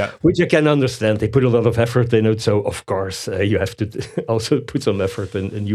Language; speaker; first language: English; non-native, fluent; Dutch